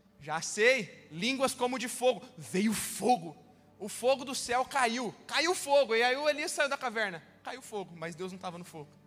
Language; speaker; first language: Portuguese; native; Portuguese